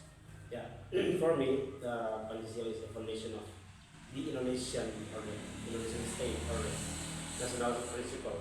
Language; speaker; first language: English; non-native, fluent; Indonesian